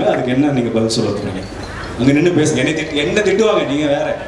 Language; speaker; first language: Tamil; native; Tamil